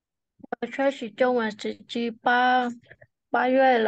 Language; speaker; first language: Chinese; non-native, learner; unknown